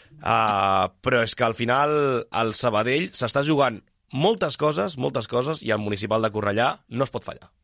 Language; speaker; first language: Catalan; native; Catalan